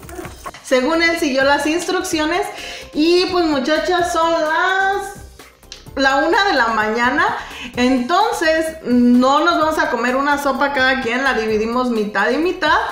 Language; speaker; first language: Spanish; native; Spanish